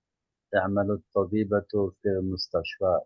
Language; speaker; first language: Arabic; non-native, learner; Indonesian